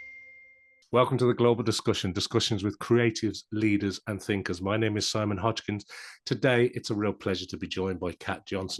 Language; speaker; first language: English; native; English